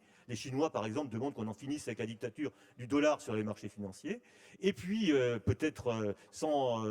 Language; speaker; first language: French; native; French